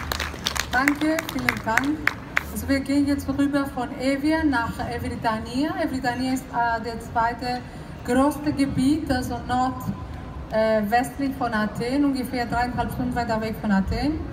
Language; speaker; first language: German; non-native, fluent; Greek